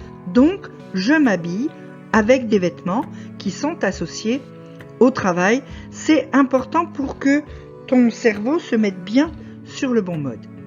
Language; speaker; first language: French; native; French